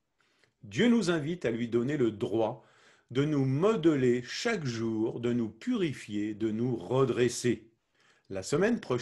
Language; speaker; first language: French; native; French